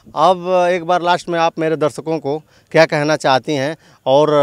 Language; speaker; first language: Hindi; native; Hindi